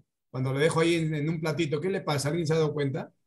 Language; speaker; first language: Spanish; native; Spanish